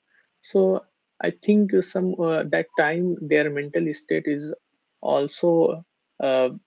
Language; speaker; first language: English; non-native, learner; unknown